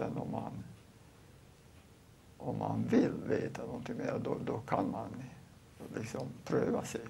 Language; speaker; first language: Swedish; non-native, fluent; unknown